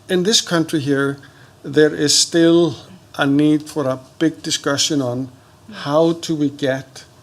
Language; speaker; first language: English; non-native, fluent; Icelandic